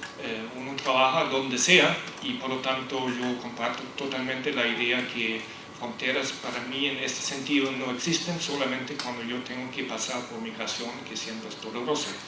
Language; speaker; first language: Spanish; non-native, fluent; German